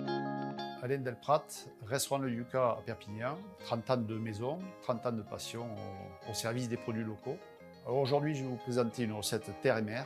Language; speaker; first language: French; native; French